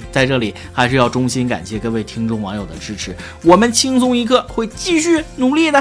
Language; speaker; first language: Chinese; native; Chinese